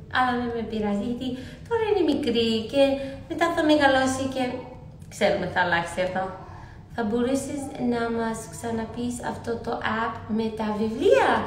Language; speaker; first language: Greek; early bilingual, heritage; Greek